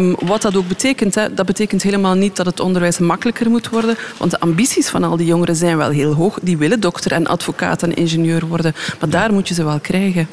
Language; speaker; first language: Dutch; native; Dutch